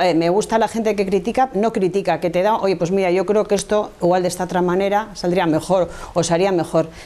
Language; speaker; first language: Spanish; native; Spanish